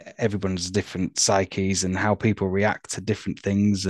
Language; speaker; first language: English; native; English